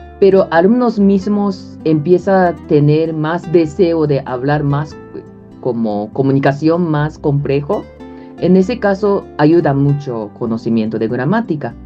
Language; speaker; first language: Spanish; non-native, fluent; Japanese